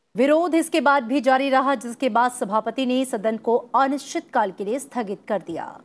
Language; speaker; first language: Hindi; native; Hindi